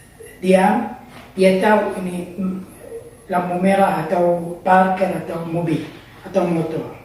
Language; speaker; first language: Indonesian; non-native, learner; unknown